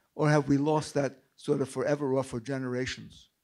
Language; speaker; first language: English; native; English